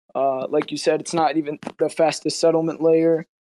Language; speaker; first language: English; native; English